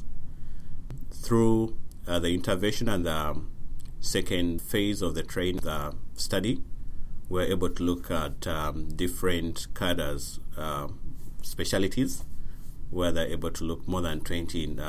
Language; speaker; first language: English; non-native, local second language; Ganda